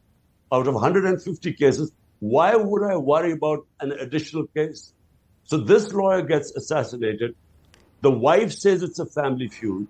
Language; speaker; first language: English; non-native, local second language; Urdu